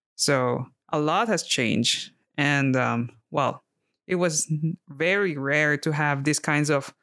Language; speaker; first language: English; non-native, local second language; Filipino